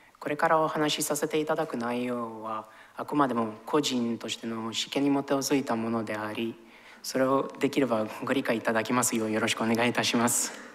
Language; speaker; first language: Japanese; non-native, fluent; Romanian